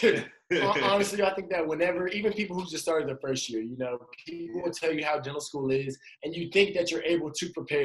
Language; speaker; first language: English; native; English